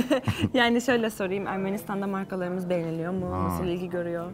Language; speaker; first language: Turkish; native; Turkish